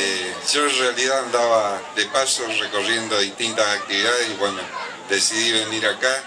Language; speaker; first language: Spanish; native; Spanish